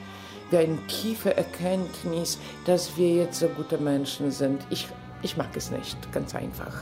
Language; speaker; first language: German; non-native, fluent; Polish